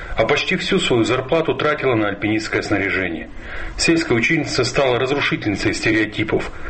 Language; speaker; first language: Russian; non-native, local second language; Ingush